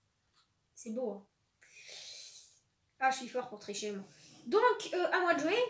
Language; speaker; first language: French; native; French